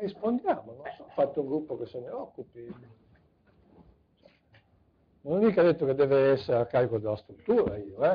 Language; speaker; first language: Italian; native; Italian